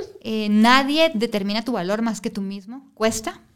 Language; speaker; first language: Spanish; native; Spanish